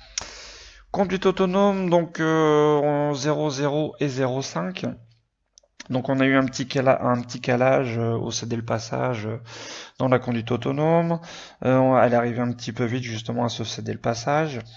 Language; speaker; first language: French; native; French